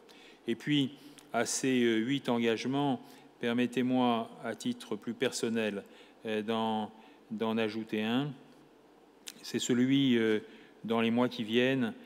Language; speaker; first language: French; native; French